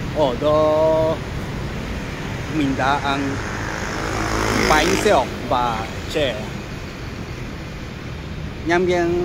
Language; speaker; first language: Vietnamese; non-native, learner; Japanese